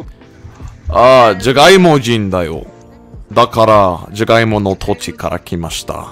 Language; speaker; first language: Japanese; non-native, learner; English